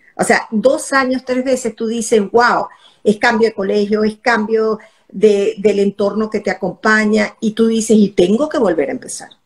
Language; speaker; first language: Spanish; native; Spanish